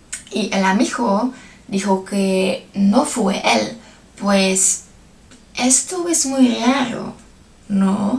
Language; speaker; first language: Spanish; non-native, learner; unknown